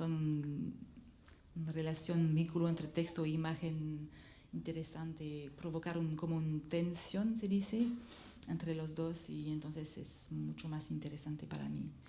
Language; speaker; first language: Spanish; non-native, learner; French